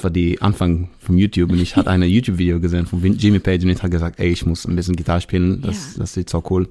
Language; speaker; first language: German; non-native, learner; Hebrew